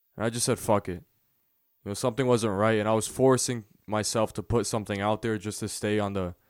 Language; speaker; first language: English; native; English